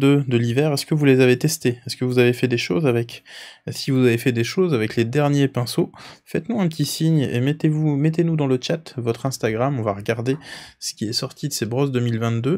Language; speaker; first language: French; native; French